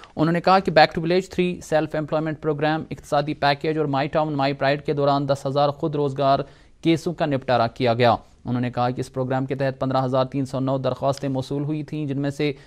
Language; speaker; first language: Urdu; non-native, local second language; Kashmiri